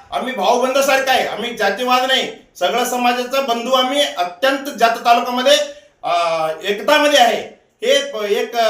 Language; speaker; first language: Marathi; non-native, local second language; Kannada